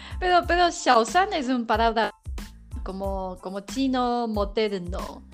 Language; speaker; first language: Spanish; non-native, learner; Chinese